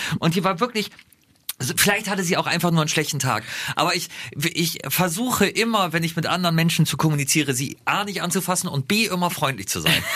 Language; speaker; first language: German; native; German